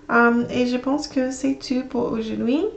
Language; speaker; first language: French; non-native, learner; English